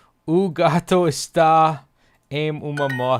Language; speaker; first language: Portuguese; non-native, learner; English